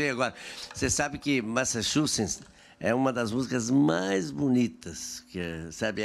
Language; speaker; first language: Portuguese; native; Portuguese